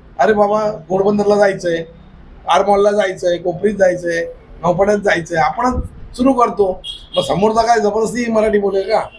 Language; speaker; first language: Marathi; native; Marathi